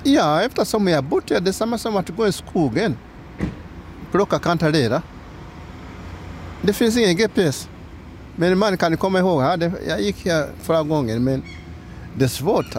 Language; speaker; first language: Swedish; non-native, learner; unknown